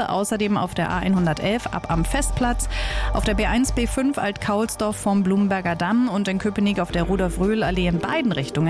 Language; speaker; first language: German; native; German